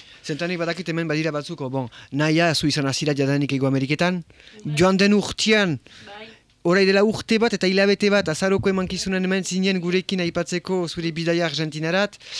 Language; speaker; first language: Basque; early bilingual, heritage; Basque